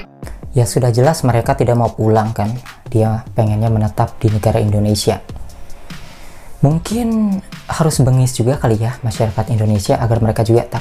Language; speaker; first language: Indonesian; native; Indonesian